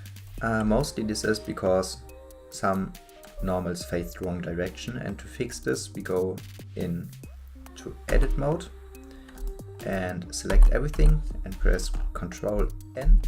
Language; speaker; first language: English; non-native, fluent; German